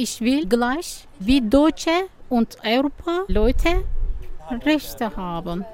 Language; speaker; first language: German; non-native, learner; Turkish